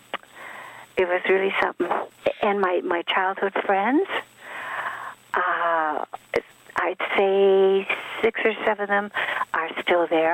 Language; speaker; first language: English; early bilingual, other home language; Swedish